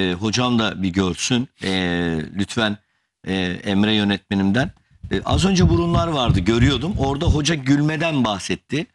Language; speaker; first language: Turkish; native; Turkish